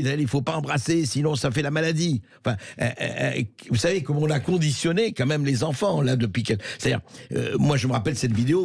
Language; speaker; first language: French; native; French